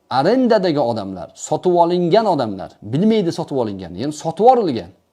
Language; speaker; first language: Uzbek; native; Uzbek